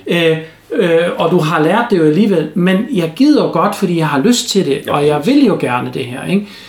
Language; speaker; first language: Danish; non-native, fluent; German